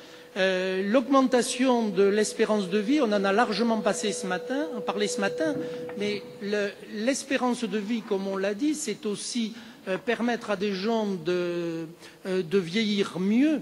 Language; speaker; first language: French; native; French